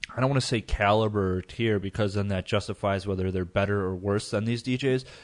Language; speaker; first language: English; native; English